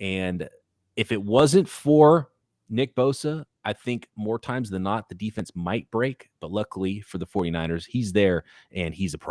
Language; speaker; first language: English; native; English